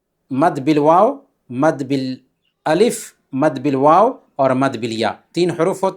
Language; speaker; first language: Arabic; non-native, fluent; Urdu